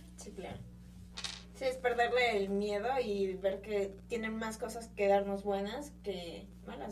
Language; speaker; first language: Spanish; native; Spanish